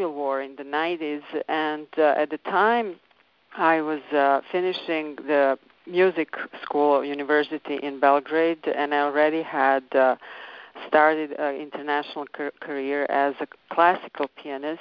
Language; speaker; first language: English; non-native, fluent; Serbian